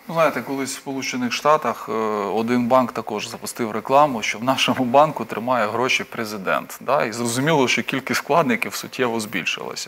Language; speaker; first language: Ukrainian; native; Ukrainian